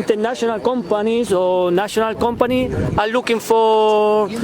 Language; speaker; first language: English; non-native, learner; Spanish